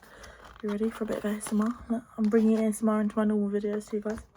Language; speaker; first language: English; native; English